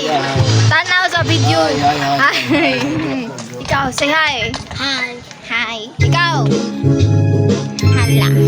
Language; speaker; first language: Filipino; non-native, local second language; Cebuano